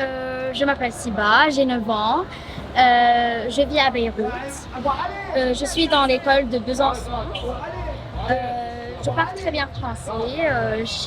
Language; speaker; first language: French; non-native, local second language; Arabic